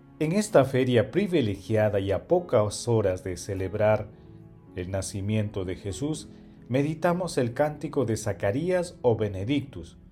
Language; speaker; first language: Spanish; native; Spanish